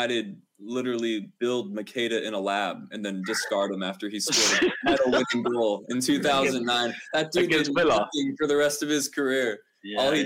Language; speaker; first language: English; native; English